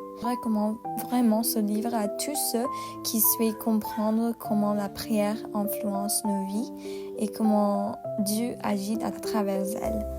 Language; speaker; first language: French; non-native, learner; English